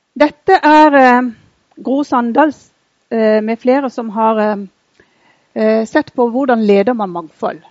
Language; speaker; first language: Norwegian; early bilingual, other home language; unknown